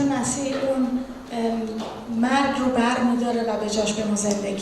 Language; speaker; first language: Persian; native; Persian